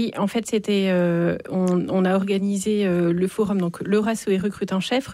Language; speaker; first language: French; native; French